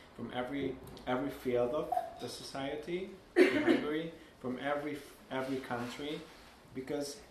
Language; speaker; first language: English; non-native, fluent; Hungarian